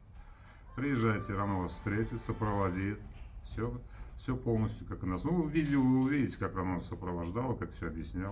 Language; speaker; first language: Russian; native; Russian